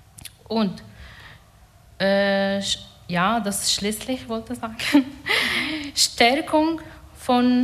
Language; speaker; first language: German; non-native, learner; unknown